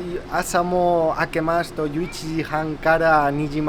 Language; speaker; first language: Japanese; non-native, learner; Spanish